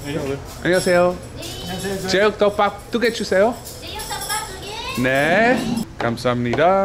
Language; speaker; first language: Korean; non-native, learner; English